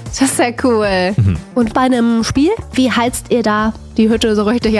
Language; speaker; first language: German; native; German